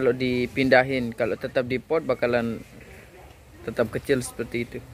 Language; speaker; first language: Indonesian; native; Indonesian